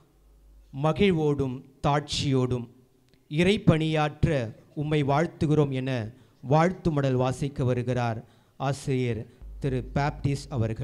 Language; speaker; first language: Tamil; native; Tamil